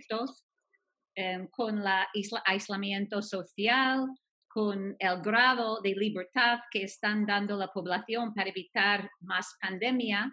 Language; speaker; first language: Spanish; non-native, fluent; English